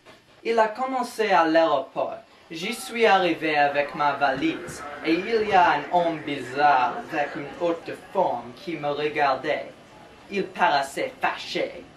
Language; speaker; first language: French; non-native, learner; English